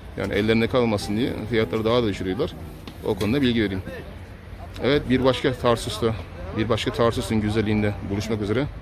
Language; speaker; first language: Turkish; native; Turkish